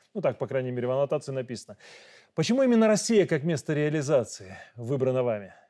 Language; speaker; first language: Russian; native; Russian